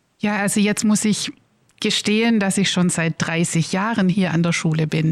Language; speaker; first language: German; native; German